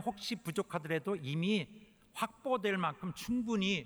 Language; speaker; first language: Japanese; non-native, fluent; Korean